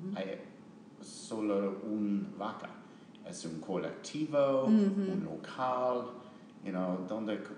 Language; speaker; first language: Spanish; non-native, learner; English